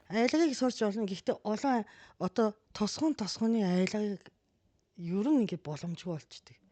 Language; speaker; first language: Mongolian; non-native, fluent; Japanese